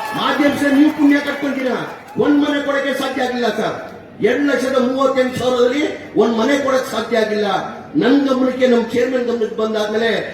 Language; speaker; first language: Kannada; non-native, local second language; Urdu